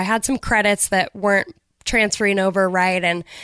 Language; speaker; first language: English; native; English